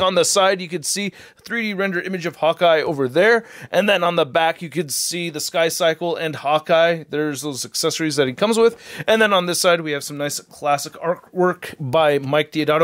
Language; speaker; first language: English; native; English